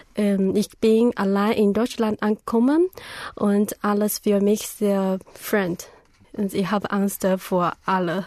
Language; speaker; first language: German; non-native, learner; Chinese